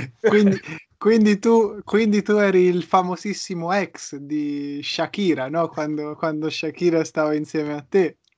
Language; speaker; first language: Italian; native; Italian